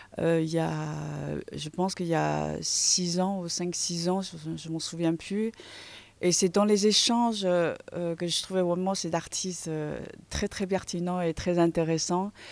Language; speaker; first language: French; non-native, fluent; Chinese